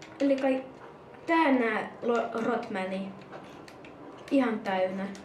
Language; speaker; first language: Finnish; early bilingual, other home language; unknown